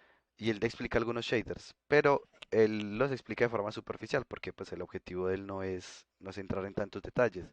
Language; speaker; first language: Spanish; native; Spanish